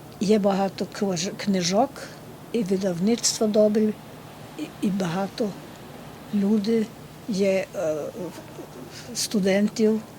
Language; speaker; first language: Ukrainian; early bilingual, heritage; Ukrainian